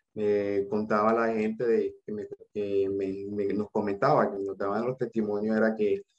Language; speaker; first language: Spanish; native; Spanish